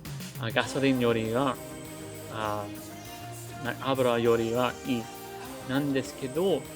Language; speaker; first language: Japanese; non-native, learner; English